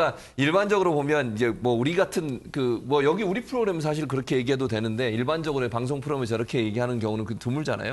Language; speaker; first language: Korean; native; Korean